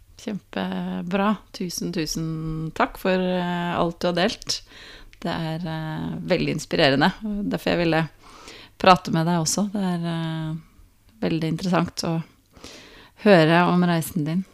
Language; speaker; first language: Norwegian; native; Norwegian